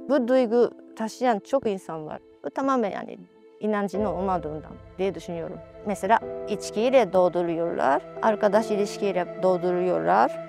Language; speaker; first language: Turkish; non-native, fluent; Japanese